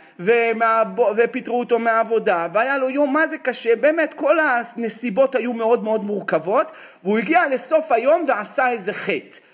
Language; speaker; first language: Hebrew; native; Hebrew